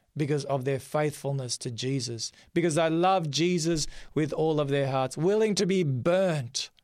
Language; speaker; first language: English; early bilingual, other home language; Macedonian